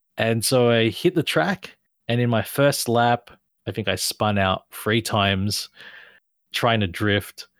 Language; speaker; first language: English; native; English